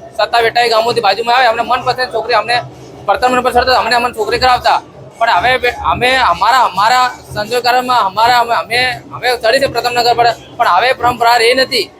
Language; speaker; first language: Gujarati; native; Gujarati